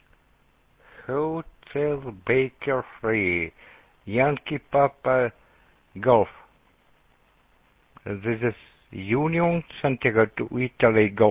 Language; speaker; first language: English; non-native, learner; Russian